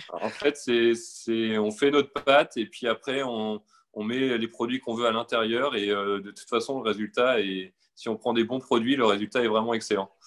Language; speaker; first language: French; native; French